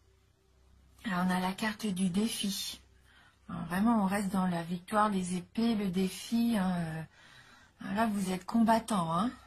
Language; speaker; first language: French; native; French